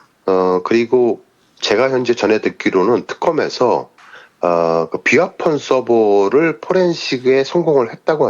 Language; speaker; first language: Korean; native; Korean